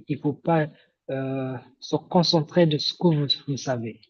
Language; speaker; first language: French; non-native, fluent; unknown